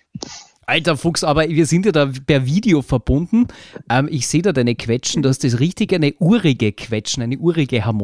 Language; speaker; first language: German; native; German